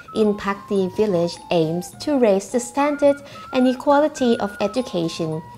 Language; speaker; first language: English; non-native, fluent; Thai